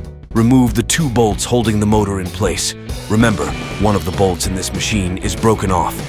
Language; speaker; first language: English; native; English